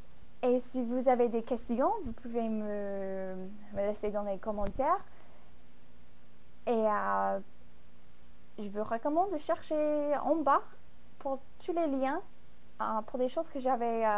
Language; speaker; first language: French; non-native, fluent; English